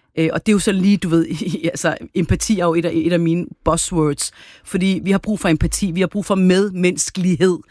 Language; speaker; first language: Danish; early bilingual, other home language; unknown